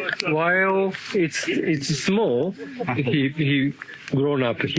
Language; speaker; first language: English; non-native, learner; Japanese